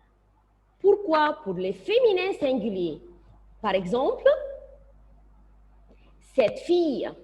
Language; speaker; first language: French; non-native, fluent; Arabic